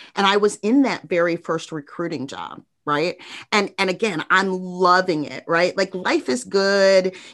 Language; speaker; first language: English; native; English